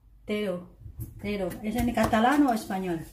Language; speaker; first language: Spanish; non-native, learner; Indonesian